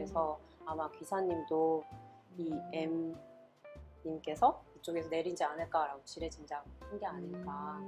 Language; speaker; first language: Korean; early bilingual, other home language; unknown